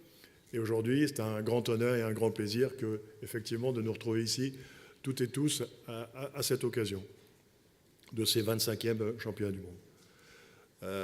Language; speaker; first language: French; native; French